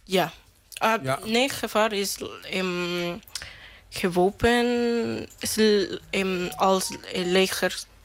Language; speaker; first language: Dutch; non-native, learner; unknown